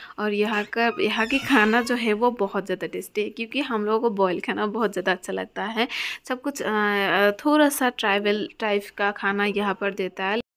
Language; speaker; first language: Hindi; non-native, local second language; Bangla